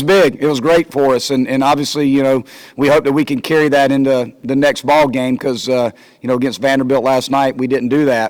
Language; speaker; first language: English; native; English